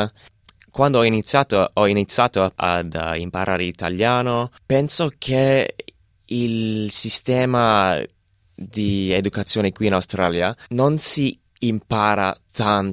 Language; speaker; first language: Italian; non-native, fluent; English